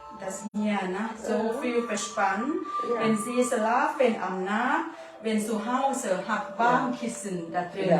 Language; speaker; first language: German; non-native, learner; Thai